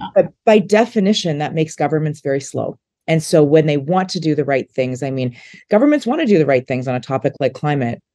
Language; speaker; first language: English; native; English